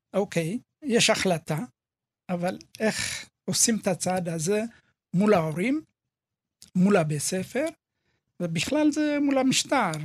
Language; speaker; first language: Hebrew; early bilingual, other home language; Amharic